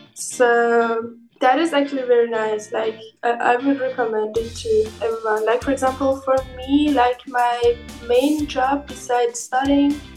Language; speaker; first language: English; non-native, fluent; Persian